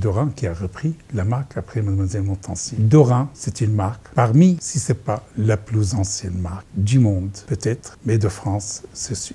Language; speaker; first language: French; non-native, fluent; Arabic